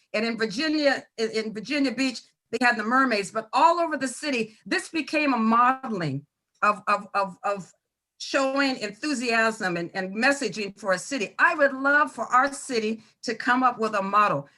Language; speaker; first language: English; native; English